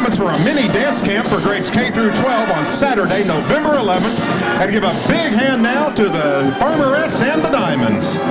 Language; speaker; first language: English; native; English